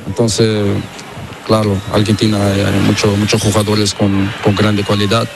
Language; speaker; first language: Spanish; non-native, fluent; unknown